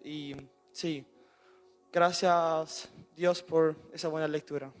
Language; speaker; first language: Spanish; non-native, local second language; German